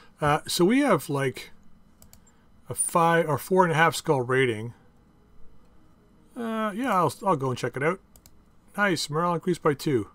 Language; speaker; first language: English; native; English